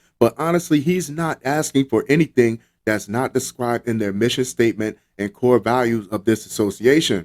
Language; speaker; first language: English; native; English